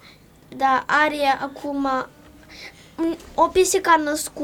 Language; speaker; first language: Romanian; early bilingual, heritage; Romanian